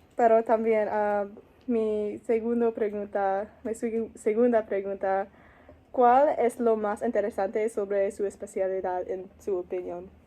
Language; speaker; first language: Spanish; non-native, learner; English